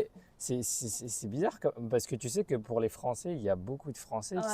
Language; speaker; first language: French; native; French